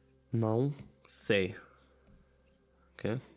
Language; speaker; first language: Portuguese; non-native, learner; German